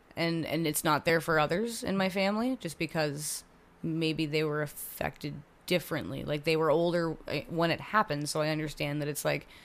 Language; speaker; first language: English; native; English